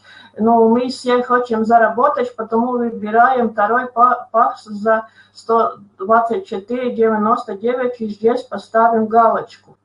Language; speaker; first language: Russian; non-native, local second language; Latvian